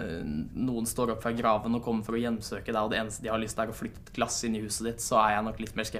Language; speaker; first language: Norwegian; native; Norwegian